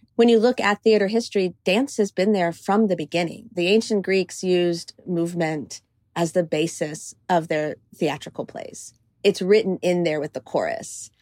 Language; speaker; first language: English; early bilingual, other home language; Greek